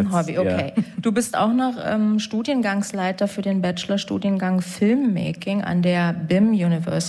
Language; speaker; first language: German; native; German